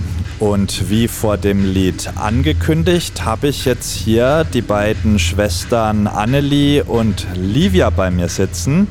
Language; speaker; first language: German; native; German